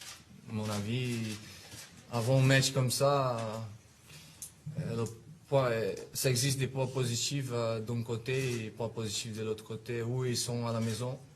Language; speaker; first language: French; non-native, fluent; Italian